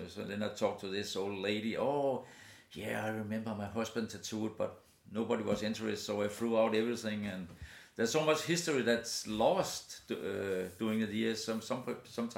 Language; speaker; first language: English; non-native, fluent; Danish